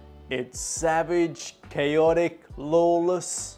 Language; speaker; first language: English; native; English